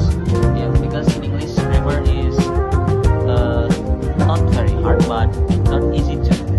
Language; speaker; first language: English; non-native, learner; Indonesian